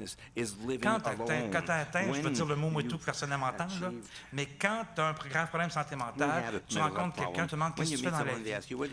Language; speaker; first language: French; native; French